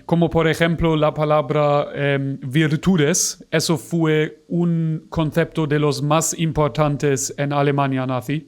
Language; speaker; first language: Spanish; non-native, fluent; German